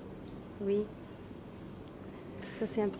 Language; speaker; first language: French; non-native, fluent; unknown